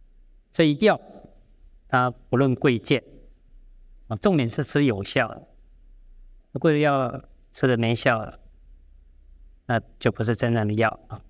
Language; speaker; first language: Chinese; native; Chinese